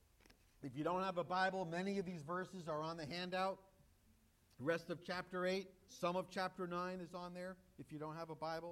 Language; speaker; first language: English; native; English